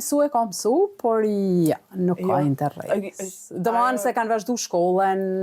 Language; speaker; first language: Albanian; native; Albanian